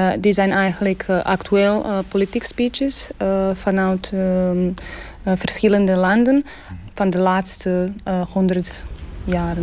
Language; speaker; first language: Dutch; non-native, learner; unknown